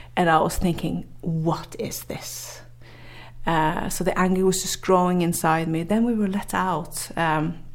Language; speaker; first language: English; non-native, fluent; Norwegian